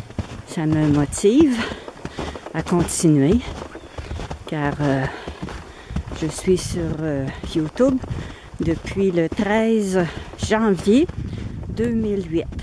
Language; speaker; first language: French; native; French